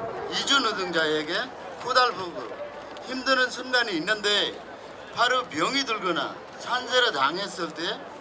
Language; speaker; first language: Korean; non-native, fluent; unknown